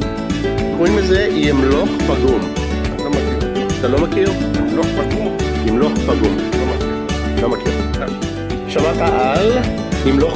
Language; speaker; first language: Hebrew; non-native, fluent; English